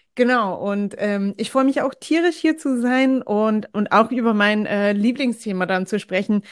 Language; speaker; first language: German; non-native, fluent; English